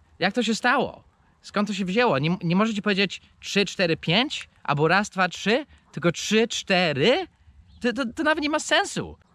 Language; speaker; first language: Polish; non-native, fluent; English